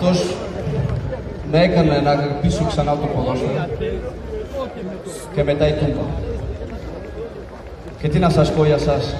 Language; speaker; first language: Greek; non-native, fluent; Portuguese